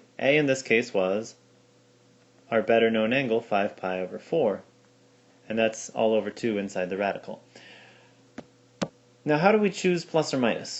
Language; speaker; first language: English; native; English